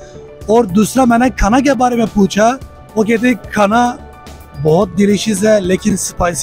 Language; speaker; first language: Hindi; non-native, learner; Turkish